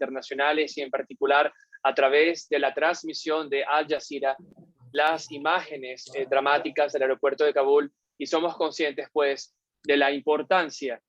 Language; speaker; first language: Spanish; native; Spanish